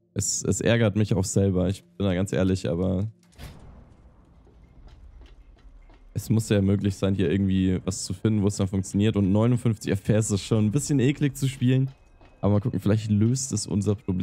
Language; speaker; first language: German; native; German